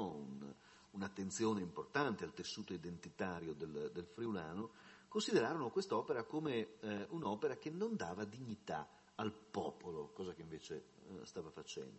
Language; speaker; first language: Italian; native; Italian